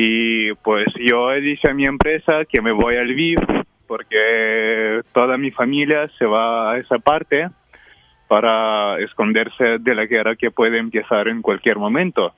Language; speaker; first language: Spanish; non-native, fluent; Ukrainian